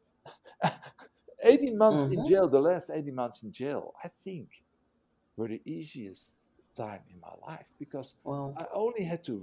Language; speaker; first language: English; non-native, fluent; Dutch